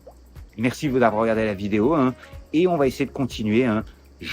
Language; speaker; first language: French; native; French